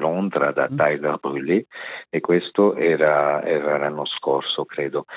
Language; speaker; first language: Italian; non-native, local second language; French